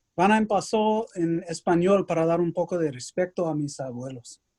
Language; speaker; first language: Spanish; early bilingual, other home language; English